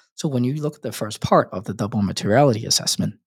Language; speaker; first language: English; non-native, local second language; Cantonese